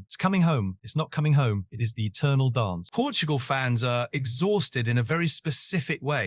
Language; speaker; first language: English; native; English